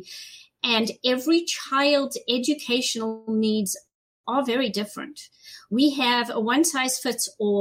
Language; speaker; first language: English; native; English